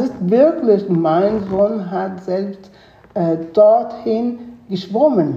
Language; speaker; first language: German; non-native, fluent; Spanish